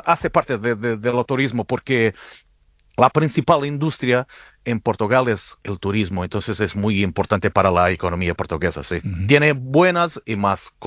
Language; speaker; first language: Spanish; non-native, fluent; Portuguese